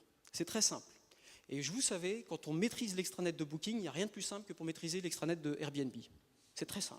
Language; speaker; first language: French; native; French